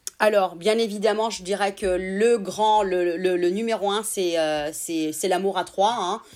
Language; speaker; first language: French; non-native, fluent; Italian